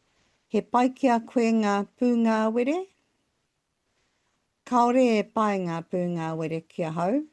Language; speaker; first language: Māori; non-native, local second language; English